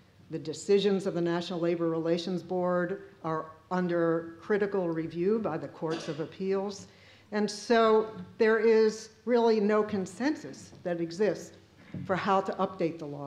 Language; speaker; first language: English; native; English